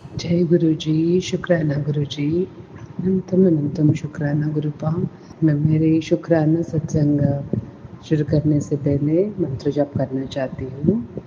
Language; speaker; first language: Hindi; non-native, local second language; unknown